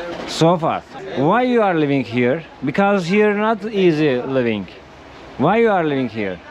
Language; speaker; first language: English; non-native, learner; Turkish